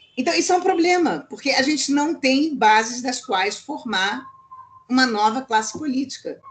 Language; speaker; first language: Portuguese; native; Portuguese